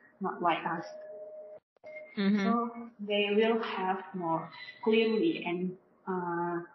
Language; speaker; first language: English; non-native, learner; Indonesian